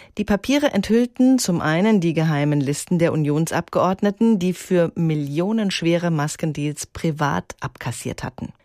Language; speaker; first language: German; native; German